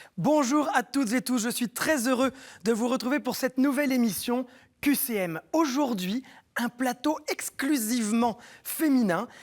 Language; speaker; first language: French; native; French